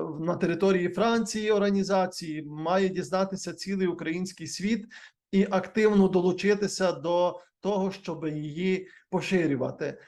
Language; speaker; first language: Ukrainian; native; Ukrainian